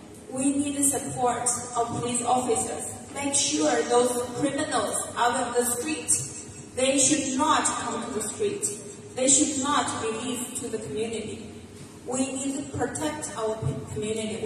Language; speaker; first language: English; non-native, fluent; Chinese